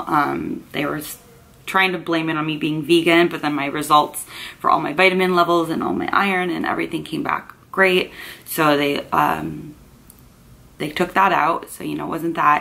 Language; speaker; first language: English; native; English